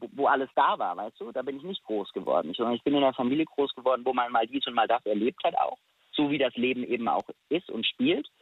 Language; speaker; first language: German; native; German